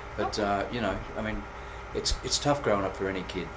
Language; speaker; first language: English; native; English